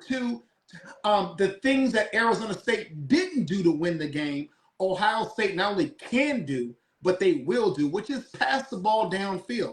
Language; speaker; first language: English; native; English